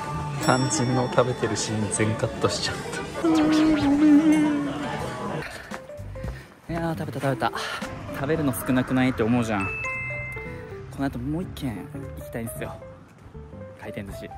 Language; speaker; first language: Japanese; native; Japanese